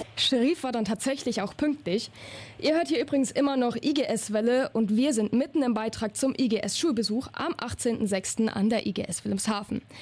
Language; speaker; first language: German; native; German